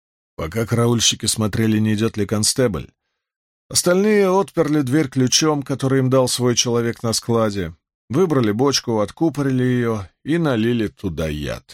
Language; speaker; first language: Russian; native; Russian